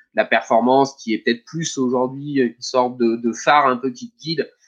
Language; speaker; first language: French; native; French